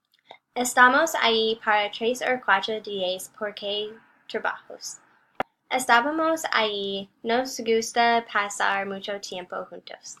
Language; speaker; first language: Spanish; non-native, learner; English